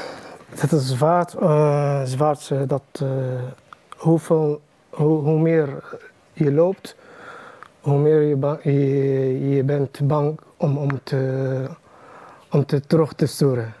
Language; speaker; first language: Dutch; non-native, learner; Arabic